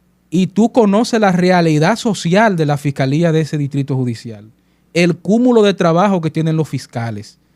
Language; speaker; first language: Spanish; native; Spanish